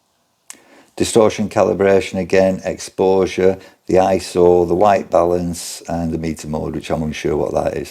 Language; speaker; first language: English; native; English